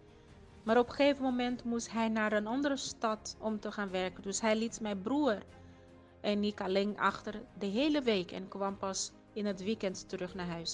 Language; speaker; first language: Dutch; non-native, fluent; Portuguese